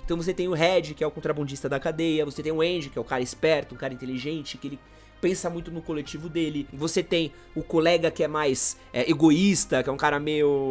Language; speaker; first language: Portuguese; native; Portuguese